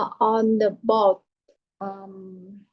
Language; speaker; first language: English; non-native, learner; Vietnamese